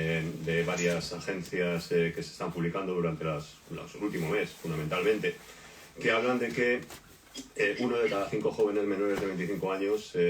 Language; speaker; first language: Spanish; native; Spanish